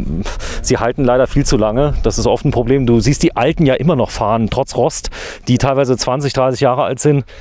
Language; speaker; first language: German; native; German